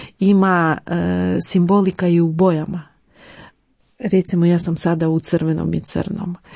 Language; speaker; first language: Croatian; non-native, fluent; Ukrainian